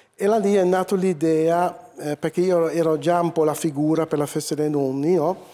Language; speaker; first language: Italian; non-native, fluent; Dutch